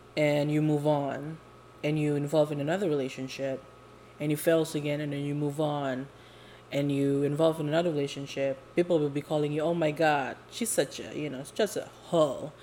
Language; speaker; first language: English; non-native, fluent; Indonesian